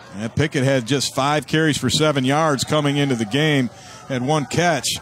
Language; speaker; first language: English; native; English